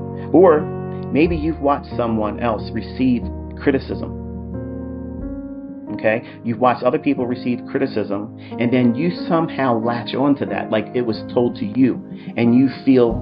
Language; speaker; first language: English; native; English